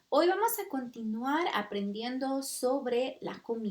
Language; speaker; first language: Spanish; early bilingual, heritage; Spanish